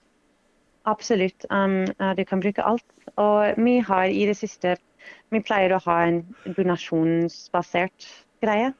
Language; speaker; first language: Norwegian; non-native, fluent; English